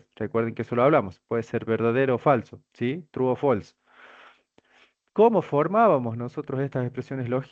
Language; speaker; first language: Spanish; native; Spanish